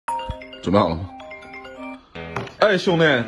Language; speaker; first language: Chinese; native; Chinese